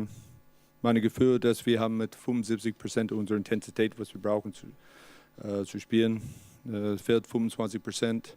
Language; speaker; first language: German; non-native, learner; English